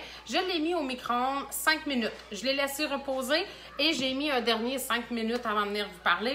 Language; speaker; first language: French; native; French